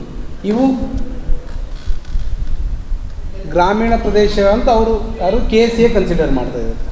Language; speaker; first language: Kannada; native; Kannada